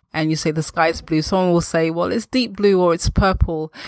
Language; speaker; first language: English; native; English